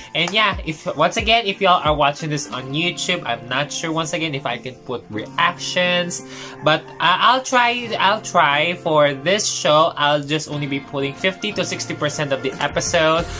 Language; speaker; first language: English; non-native, local second language; Filipino